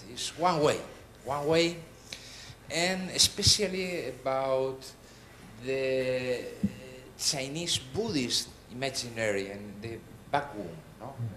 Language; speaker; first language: English; non-native, learner; Spanish